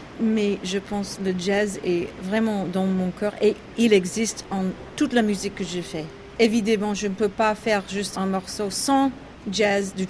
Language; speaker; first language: French; non-native, learner; English